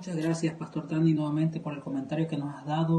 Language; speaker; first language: Spanish; native; Spanish